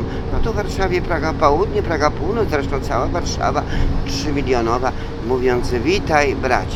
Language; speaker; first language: Polish; native; Polish